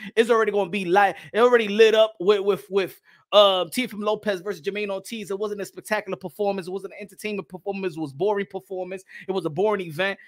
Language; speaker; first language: English; early bilingual, other home language; Spanish